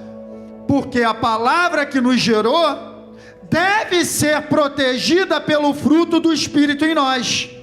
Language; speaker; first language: Portuguese; native; Portuguese